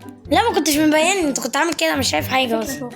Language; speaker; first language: Arabic; native; Arabic